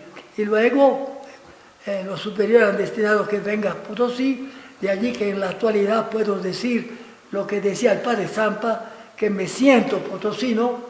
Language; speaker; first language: Spanish; non-native, fluent; Italian